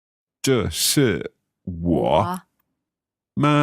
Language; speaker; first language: Chinese; non-native, learner; English